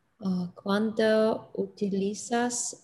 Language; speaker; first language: Spanish; non-native, learner; English